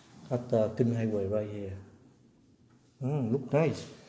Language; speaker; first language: English; non-native, learner; Vietnamese